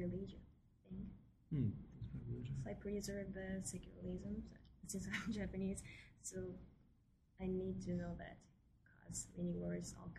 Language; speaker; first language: English; non-native, learner; Japanese